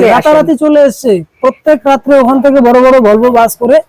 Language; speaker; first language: Bangla; native; Bangla